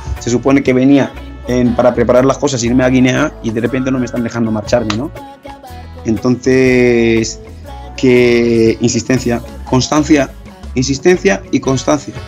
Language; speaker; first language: Spanish; early bilingual, other home language; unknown